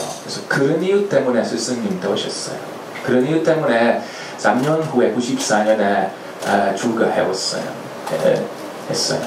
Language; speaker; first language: Korean; non-native, fluent; Hungarian